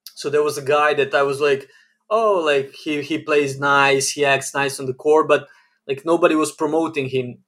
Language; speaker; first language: English; non-native, fluent; Serbian